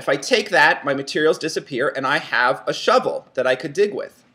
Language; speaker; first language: English; native; English